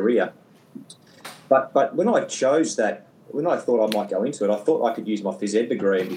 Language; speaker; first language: English; native; English